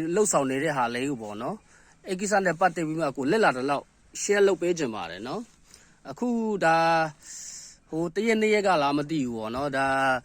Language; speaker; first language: Burmese; non-native, local second language; Kachin